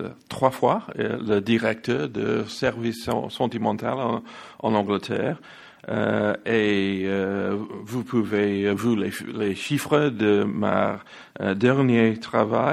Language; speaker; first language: French; non-native, learner; English